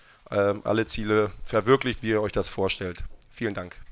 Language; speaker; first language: German; native; German